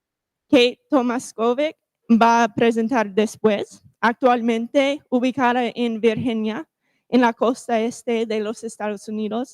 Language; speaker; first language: Spanish; non-native, fluent; English